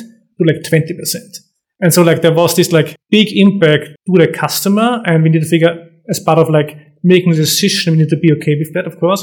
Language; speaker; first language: English; non-native, fluent; German